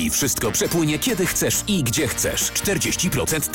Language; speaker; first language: Polish; native; Polish